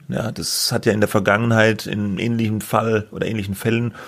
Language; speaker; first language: German; native; German